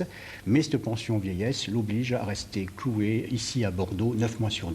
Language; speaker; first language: French; native; French